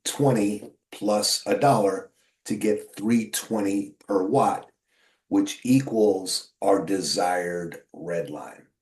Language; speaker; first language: English; native; English